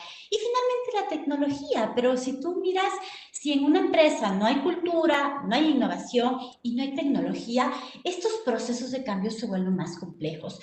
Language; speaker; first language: Spanish; native; Spanish